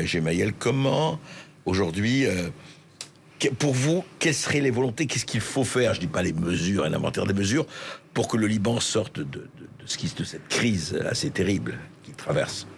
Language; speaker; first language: French; native; French